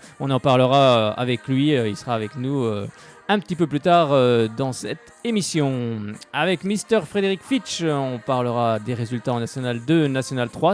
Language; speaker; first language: French; native; French